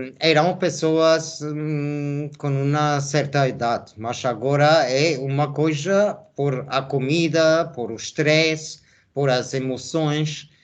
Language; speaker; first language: Portuguese; non-native, fluent; Spanish